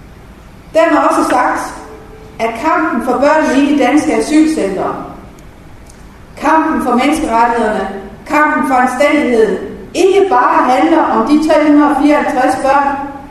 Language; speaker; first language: Danish; native; Danish